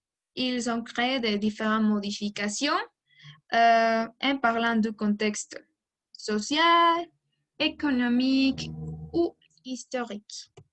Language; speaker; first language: French; non-native, learner; Spanish